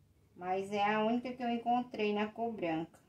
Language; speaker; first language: Portuguese; native; Portuguese